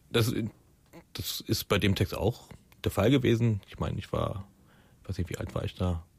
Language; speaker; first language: German; early bilingual, other home language; Persian